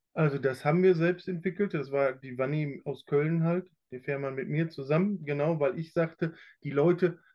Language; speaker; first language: German; native; German